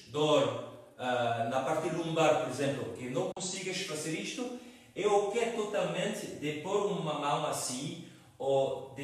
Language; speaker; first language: Portuguese; non-native, fluent; French